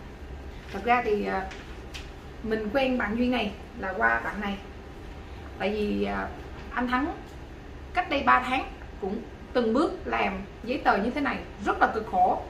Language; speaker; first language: Vietnamese; native; Vietnamese